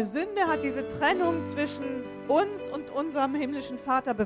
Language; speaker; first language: German; native; German